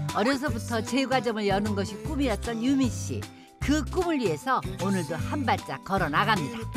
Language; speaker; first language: Korean; native; Korean